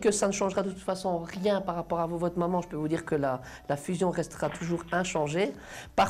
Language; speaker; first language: French; native; French